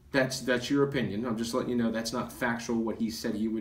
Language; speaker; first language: English; native; English